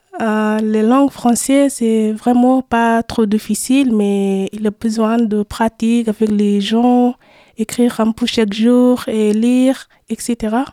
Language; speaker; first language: French; non-native, learner; Arabic